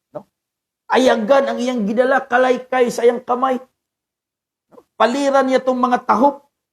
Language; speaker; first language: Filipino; non-native, local second language; Cebuano